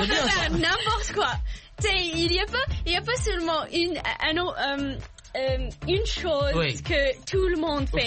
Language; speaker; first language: French; non-native, learner; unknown